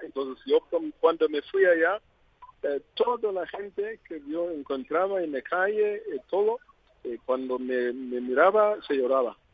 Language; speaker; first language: Spanish; non-native, learner; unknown